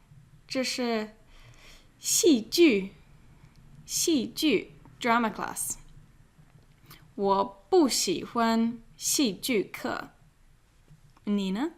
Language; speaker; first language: Chinese; non-native, fluent; English